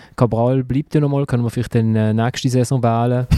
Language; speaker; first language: German; native; German